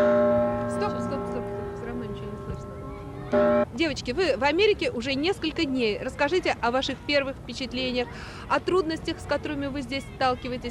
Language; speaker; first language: Russian; native; Russian